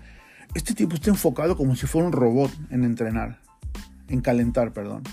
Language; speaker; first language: Spanish; native; Spanish